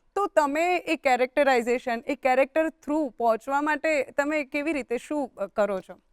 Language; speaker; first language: Gujarati; native; Gujarati